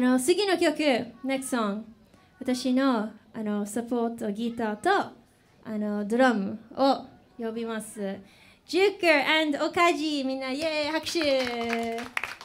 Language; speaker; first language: Japanese; non-native, learner; English